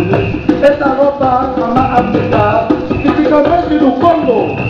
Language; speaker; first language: Portuguese; non-native, learner; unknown